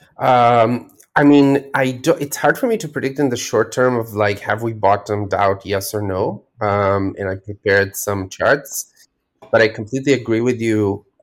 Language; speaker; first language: English; non-native, fluent; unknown